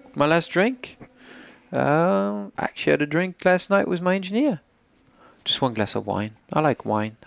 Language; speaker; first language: English; non-native, fluent; French